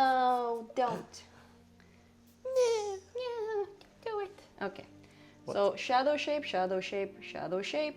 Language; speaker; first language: English; non-native, fluent; Romanian